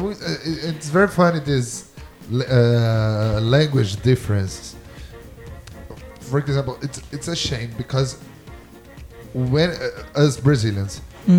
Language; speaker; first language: English; non-native, learner; Portuguese